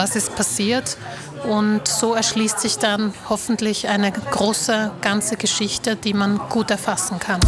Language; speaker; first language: German; early bilingual, other home language; Slovak